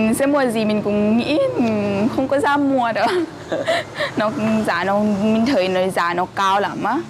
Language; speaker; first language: Vietnamese; non-native, fluent; Lao